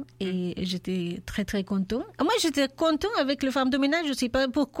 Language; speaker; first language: French; non-native, learner; Urdu